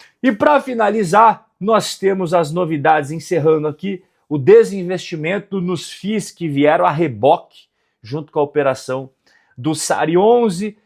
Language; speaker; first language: Portuguese; native; Portuguese